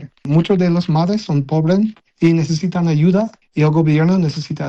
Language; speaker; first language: Spanish; non-native, learner; English